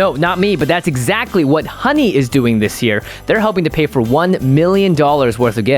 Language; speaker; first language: English; native; English